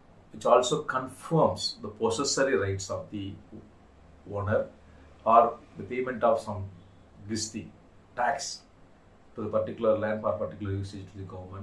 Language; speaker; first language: English; non-native, local second language; Tamil